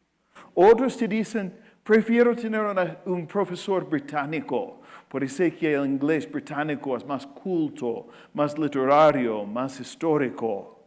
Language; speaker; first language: Spanish; non-native, fluent; English